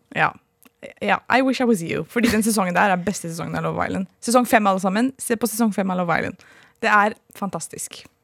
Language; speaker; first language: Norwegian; native; Norwegian